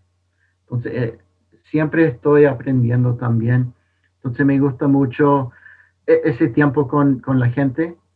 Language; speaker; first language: Spanish; non-native, fluent; English